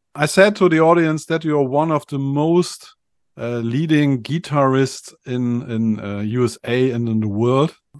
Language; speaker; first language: English; non-native, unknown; German